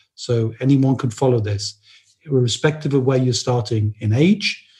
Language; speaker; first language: English; native; English